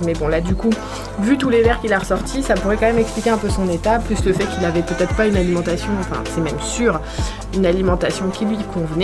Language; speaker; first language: French; native; French